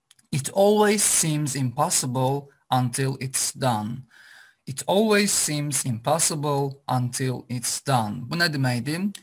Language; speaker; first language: English; non-native, fluent; Azerbaijani